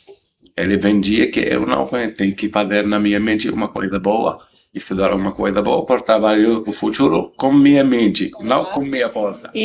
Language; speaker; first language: Portuguese; non-native, learner; Arabic